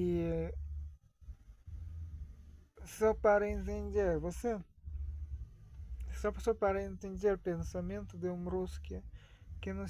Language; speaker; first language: Portuguese; non-native, fluent; Russian